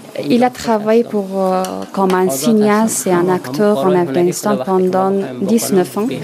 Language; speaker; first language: French; non-native, learner; Persian